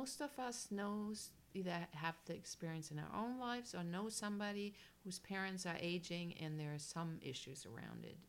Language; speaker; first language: English; non-native, fluent; German